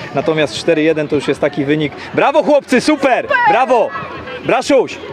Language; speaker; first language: Polish; native; Polish